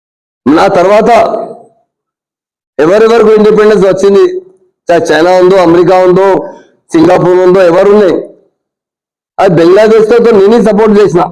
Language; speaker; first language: Telugu; non-native, local second language; Urdu